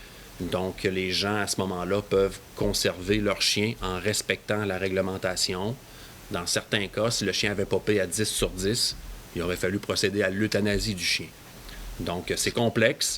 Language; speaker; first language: French; native; French